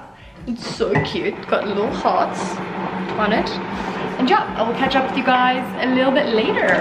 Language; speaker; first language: English; native; English